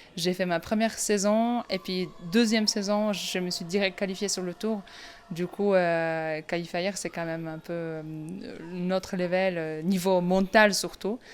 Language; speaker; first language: French; non-native, fluent; Polish